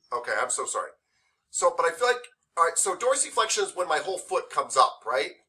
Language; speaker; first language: English; native; English